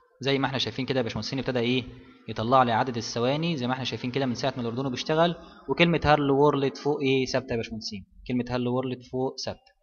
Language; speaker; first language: Arabic; native; Arabic